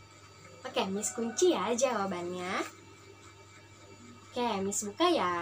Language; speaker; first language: Indonesian; native; Indonesian